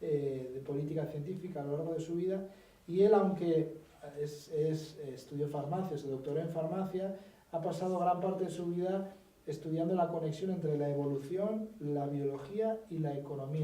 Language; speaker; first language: Spanish; native; Spanish